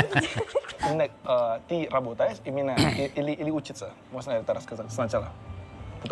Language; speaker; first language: Russian; non-native, learner; Indonesian